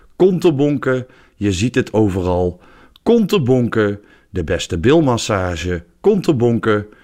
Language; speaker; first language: Dutch; native; Dutch